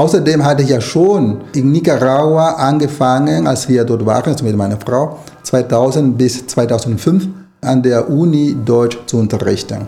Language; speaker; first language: German; non-native, fluent; Spanish